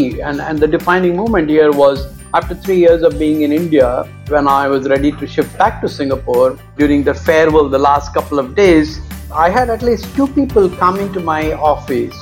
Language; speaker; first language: English; non-native, local second language; Tamil